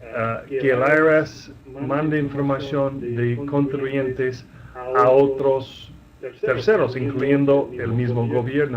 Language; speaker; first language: Spanish; non-native, fluent; English